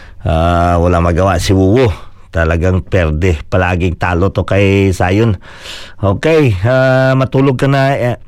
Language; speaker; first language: Filipino; non-native, local second language; Cebuano